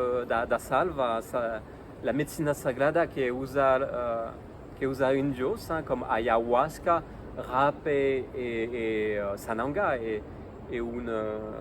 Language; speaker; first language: Portuguese; non-native, learner; French